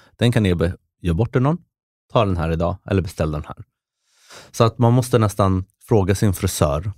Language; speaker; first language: Swedish; early bilingual, other home language; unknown